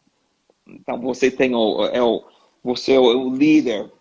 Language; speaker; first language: Portuguese; non-native, learner; English